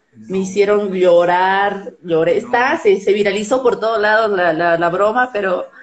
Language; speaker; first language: Spanish; native; Spanish